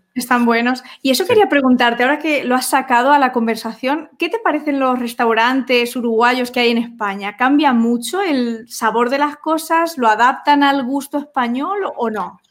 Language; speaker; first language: Spanish; native; Spanish